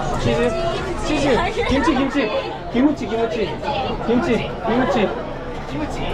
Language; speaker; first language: Japanese; non-native, learner; Korean